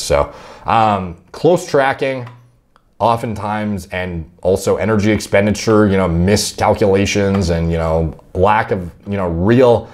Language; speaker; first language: English; native; English